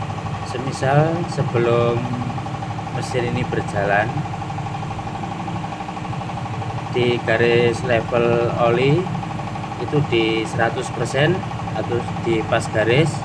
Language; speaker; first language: Indonesian; non-native, local second language; Javanese